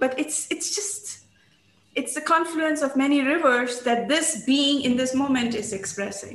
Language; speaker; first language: English; non-native, local second language; Bangla